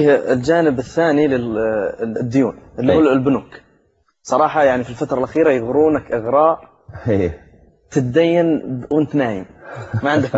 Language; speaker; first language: Arabic; native; Arabic